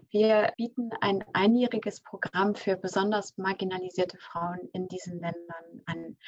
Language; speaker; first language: German; early bilingual, other home language; English